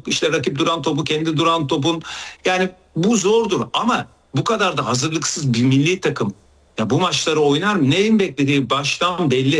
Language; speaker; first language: Turkish; native; Turkish